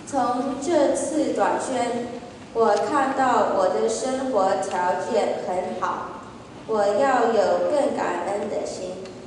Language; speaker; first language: Chinese; early bilingual, heritage; Chinese